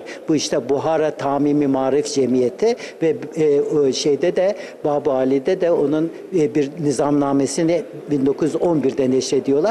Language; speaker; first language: Turkish; early bilingual, other home language; Uzbek